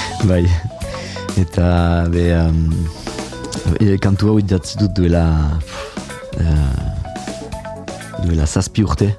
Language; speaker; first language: Basque; non-native, fluent; French